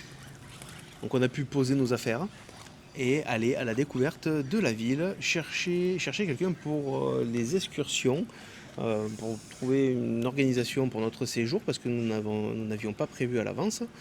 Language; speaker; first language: French; native; French